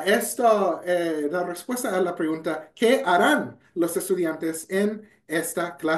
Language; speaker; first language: Spanish; non-native, fluent; English